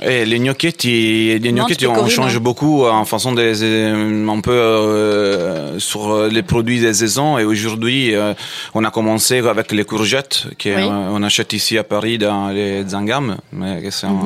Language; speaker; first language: French; non-native, fluent; Italian